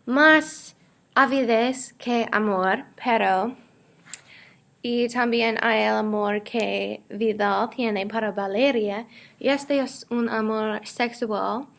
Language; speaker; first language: Spanish; non-native, learner; English